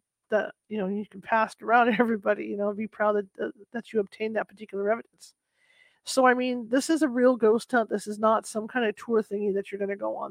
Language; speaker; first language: English; native; English